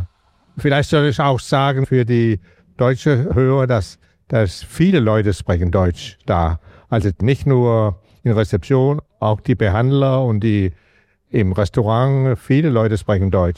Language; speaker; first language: German; non-native, learner; Danish